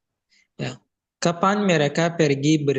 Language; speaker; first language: Indonesian; non-native, learner; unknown